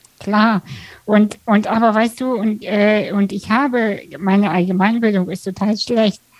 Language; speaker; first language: German; early bilingual, other home language; Russian